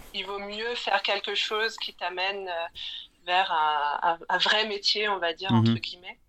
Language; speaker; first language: French; native; French